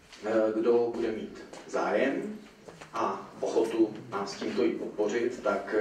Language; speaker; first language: Czech; native; Czech